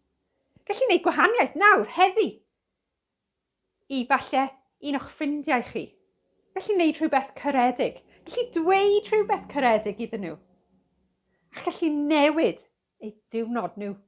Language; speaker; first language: Welsh; non-native, fluent; English